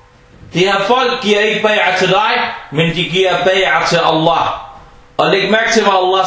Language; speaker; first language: Danish; early bilingual, other home language; Arabic